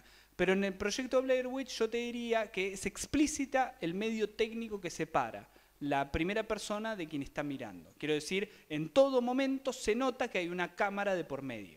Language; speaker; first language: Spanish; native; Spanish